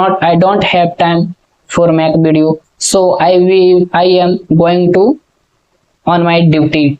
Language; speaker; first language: English; non-native, learner; Hindi